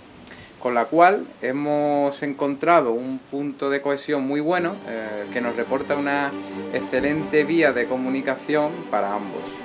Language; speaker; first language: Spanish; native; Spanish